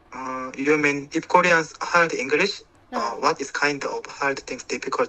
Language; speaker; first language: English; non-native, learner; Korean